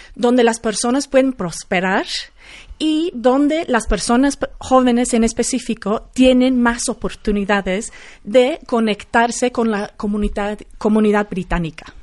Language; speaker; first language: Spanish; non-native, fluent; English